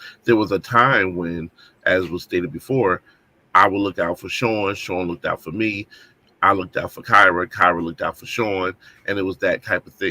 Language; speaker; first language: English; native; English